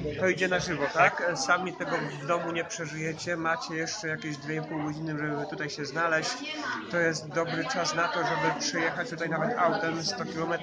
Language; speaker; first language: Polish; native; Polish